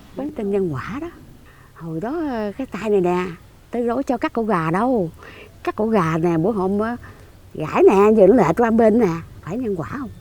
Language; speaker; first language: Vietnamese; native; Vietnamese